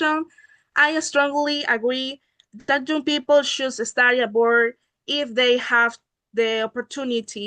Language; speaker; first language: English; non-native, learner; Spanish